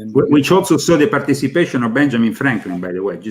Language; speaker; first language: English; non-native, fluent; Italian